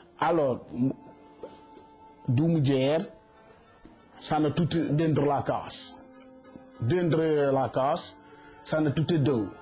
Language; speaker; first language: Italian; non-native, learner; Wolof